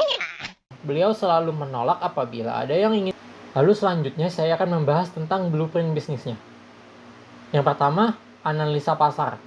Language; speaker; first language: Indonesian; native; Indonesian